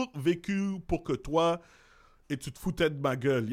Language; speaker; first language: French; non-native, local second language; English